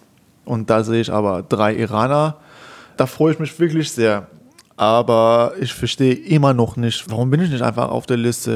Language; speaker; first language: German; non-native, fluent; Persian